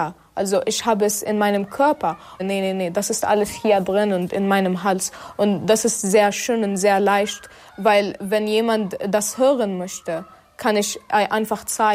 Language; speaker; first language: German; non-native, fluent; Arabic